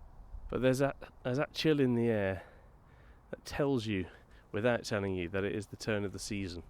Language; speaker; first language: English; native; English